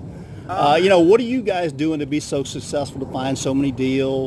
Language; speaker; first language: English; native; English